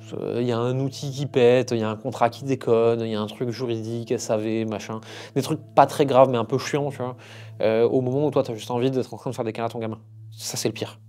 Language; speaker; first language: French; native; French